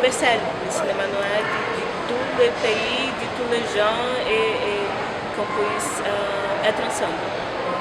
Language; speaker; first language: French; non-native, learner; Portuguese